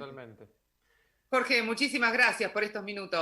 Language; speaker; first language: Spanish; native; Spanish